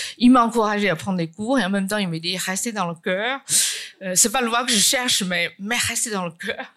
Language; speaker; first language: French; non-native, fluent; Chinese